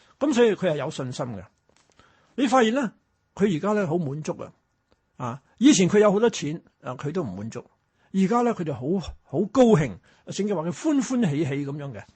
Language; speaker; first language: Cantonese; early bilingual, other home language; Chinese